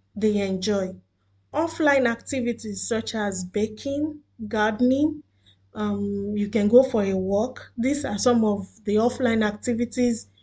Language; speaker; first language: English; non-native, local second language; Yoruba